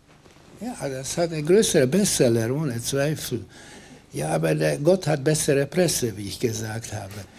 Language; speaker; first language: German; non-native, fluent; Hungarian